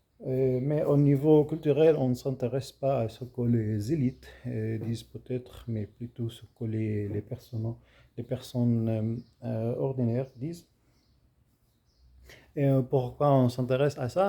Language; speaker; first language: French; non-native, fluent; Arabic